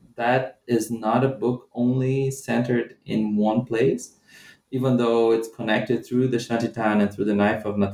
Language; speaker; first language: English; non-native, fluent; Portuguese